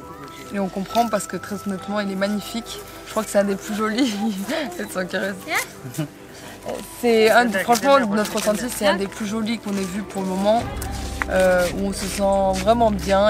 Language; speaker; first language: French; native; French